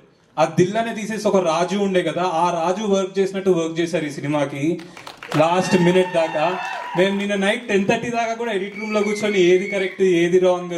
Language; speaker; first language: Telugu; native; Telugu